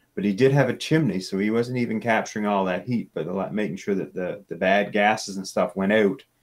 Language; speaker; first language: English; native; English